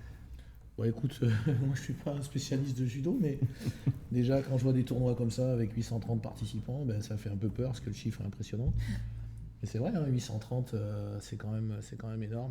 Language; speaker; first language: French; native; French